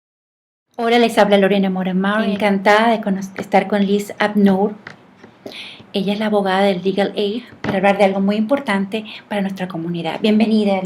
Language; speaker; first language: Spanish; native; Spanish